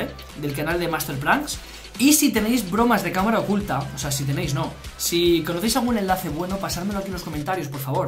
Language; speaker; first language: Spanish; native; Spanish